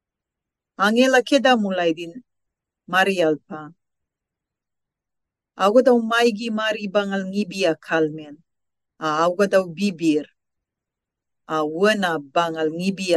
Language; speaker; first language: English; non-native, local second language; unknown